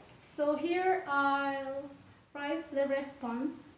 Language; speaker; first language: English; non-native, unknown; Sundanese